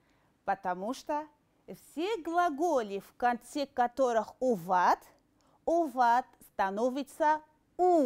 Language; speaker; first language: Russian; non-native, fluent; Arabic